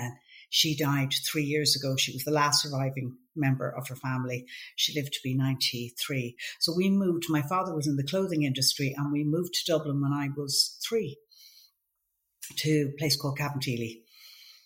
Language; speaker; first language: English; native; English